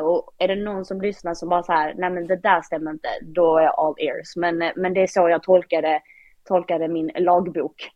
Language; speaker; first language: Swedish; native; Swedish